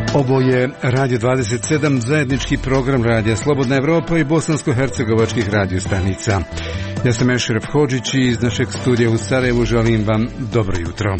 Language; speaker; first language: Croatian; native; Croatian